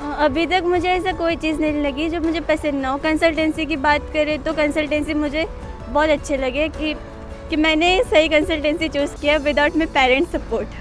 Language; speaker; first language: Hindi; non-native, local second language; Bangla